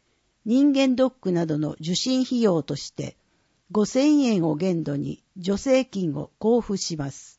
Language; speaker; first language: Japanese; native; Japanese